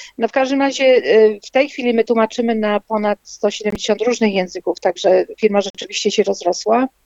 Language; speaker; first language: Polish; native; Polish